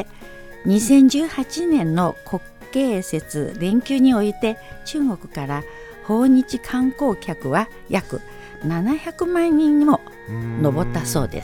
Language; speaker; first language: Japanese; non-native, fluent; Chinese